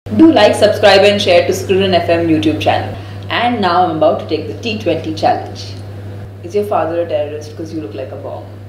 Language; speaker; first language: English; non-native, local second language; Sindhi